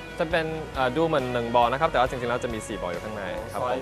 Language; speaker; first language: Thai; non-native, fluent; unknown